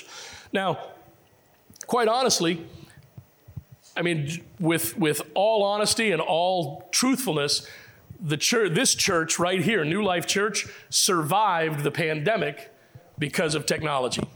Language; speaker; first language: English; native; English